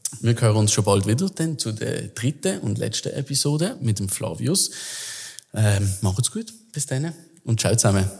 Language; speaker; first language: German; native; German